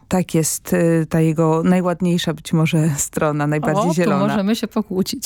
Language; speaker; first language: Polish; native; Polish